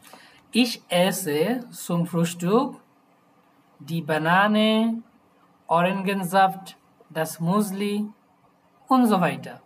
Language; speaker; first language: German; non-native, fluent; Bangla